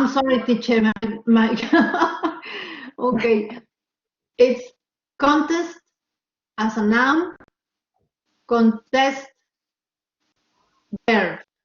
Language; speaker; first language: English; non-native, learner; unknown